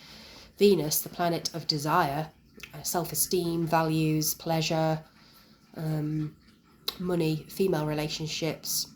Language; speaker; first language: English; native; English